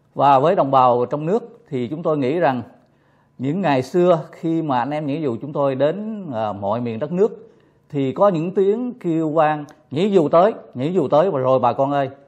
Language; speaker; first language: Vietnamese; native; Vietnamese